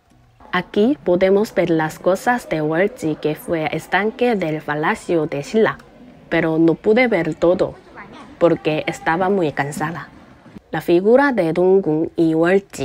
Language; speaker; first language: Spanish; non-native, learner; Korean